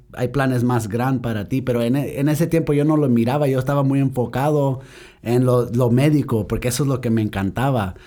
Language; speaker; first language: Spanish; early bilingual, other home language; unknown